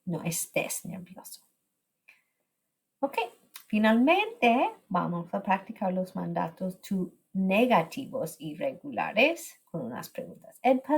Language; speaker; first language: Spanish; non-native, fluent; English